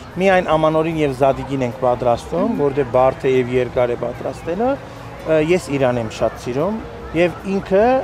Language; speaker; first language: Armenian; early bilingual, heritage; Armenian